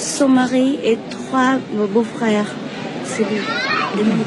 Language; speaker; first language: French; non-native, local second language; Vietnamese